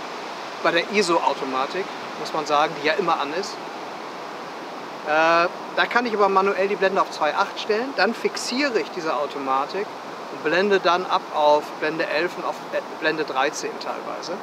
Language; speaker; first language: German; native; German